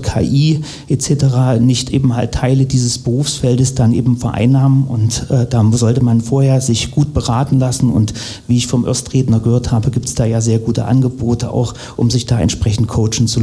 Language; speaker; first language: German; native; German